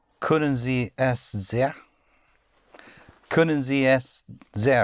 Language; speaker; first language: German; non-native, learner; English